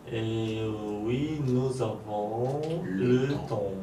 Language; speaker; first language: French; non-native, learner; Polish